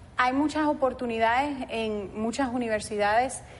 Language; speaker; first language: Spanish; early bilingual, heritage; Spanish